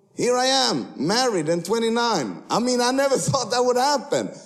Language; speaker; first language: English; early bilingual, heritage; Spanish